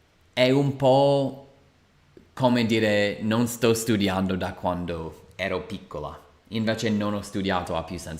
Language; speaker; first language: Italian; non-native, fluent; English